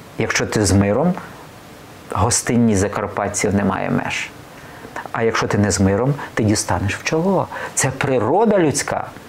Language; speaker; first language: Ukrainian; native; Ukrainian